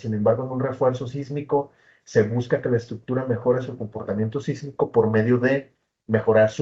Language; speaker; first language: Spanish; native; Spanish